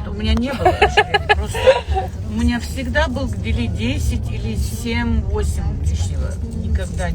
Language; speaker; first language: Russian; non-native, local second language; Chechen